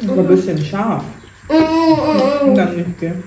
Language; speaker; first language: German; non-native, learner; Filipino